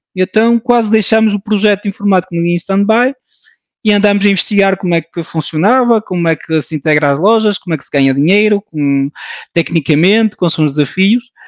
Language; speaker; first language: Portuguese; early bilingual, heritage; Portuguese